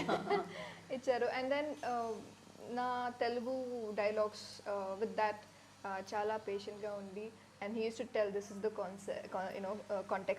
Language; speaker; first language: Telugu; non-native, learner; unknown